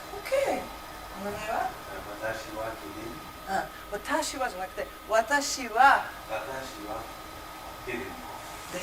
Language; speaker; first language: Japanese; early bilingual, heritage; Japanese